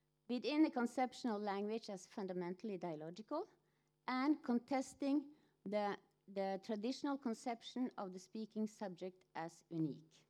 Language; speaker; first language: English; non-native, fluent; Norwegian